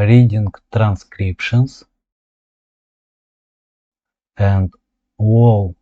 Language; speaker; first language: English; non-native, learner; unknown